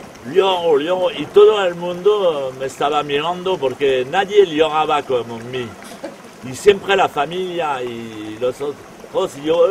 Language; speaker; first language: Spanish; non-native, fluent; French